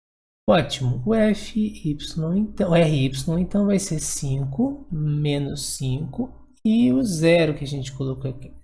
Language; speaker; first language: Portuguese; native; Portuguese